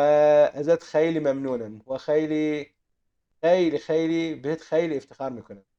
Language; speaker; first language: Persian; non-native, fluent; Arabic